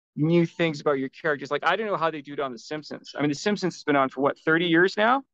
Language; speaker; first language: English; native; English